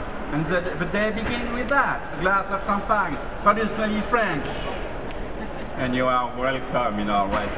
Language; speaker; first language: English; non-native, learner; French